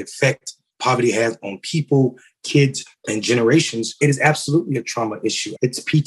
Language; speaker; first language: English; native; English